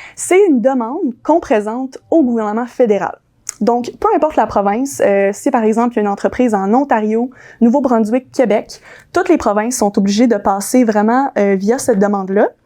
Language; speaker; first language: French; early bilingual, other home language; English